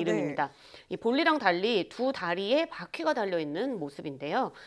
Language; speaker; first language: Korean; native; Korean